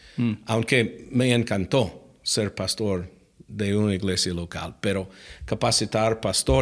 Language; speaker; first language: Spanish; non-native, fluent; English